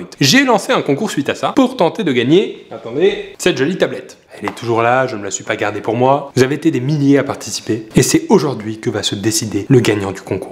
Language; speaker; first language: French; native; French